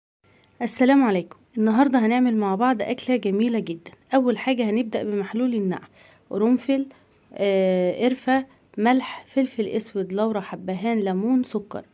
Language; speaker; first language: Arabic; native; Arabic